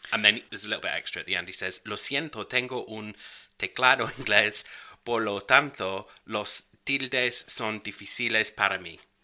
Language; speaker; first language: Spanish; non-native, learner; English